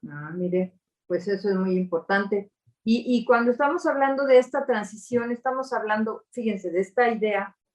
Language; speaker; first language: Spanish; native; Spanish